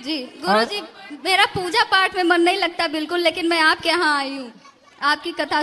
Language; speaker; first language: Hindi; native; Hindi